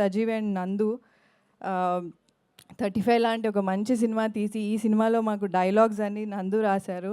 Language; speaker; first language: Telugu; native; Telugu